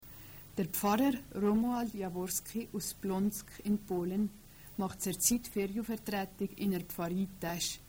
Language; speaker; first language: German; native; German